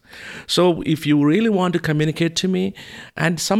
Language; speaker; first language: English; non-native, local second language; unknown